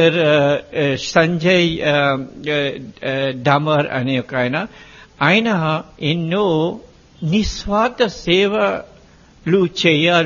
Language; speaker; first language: Telugu; non-native, fluent; Morisyen